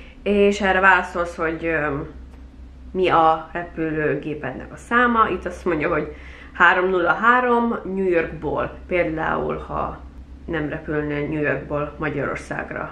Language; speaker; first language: Hungarian; early bilingual, heritage; Hungarian